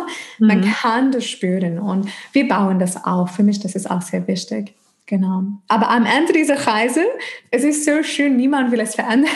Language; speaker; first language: German; non-native, fluent; English